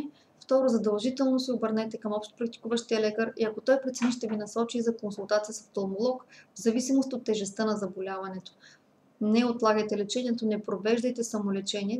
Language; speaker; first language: Bulgarian; native; Bulgarian